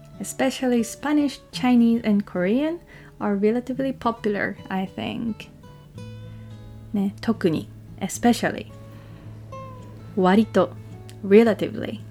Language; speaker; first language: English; non-native, fluent; Japanese